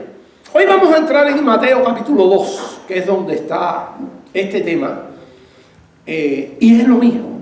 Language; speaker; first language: Spanish; native; Spanish